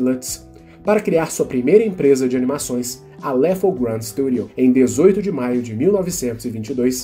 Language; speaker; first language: Portuguese; native; Portuguese